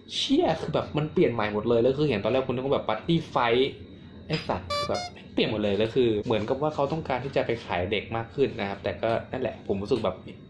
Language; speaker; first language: Thai; native; Thai